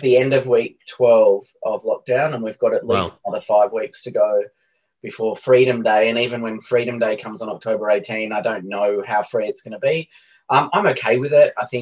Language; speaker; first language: English; native; English